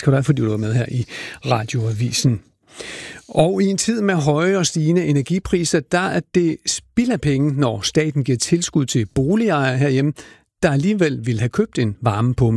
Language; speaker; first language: Danish; native; Danish